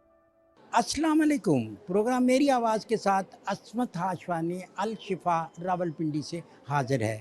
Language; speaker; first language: Urdu; native; Urdu